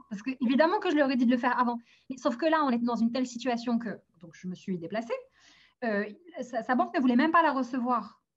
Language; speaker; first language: French; early bilingual, other home language; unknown